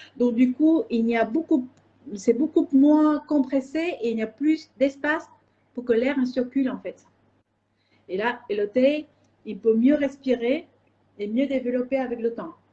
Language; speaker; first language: French; non-native, fluent; Vietnamese